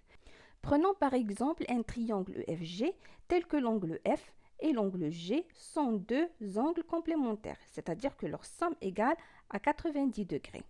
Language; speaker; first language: French; non-native, local second language; Arabic